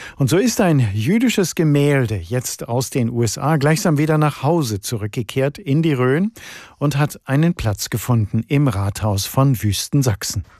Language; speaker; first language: German; native; German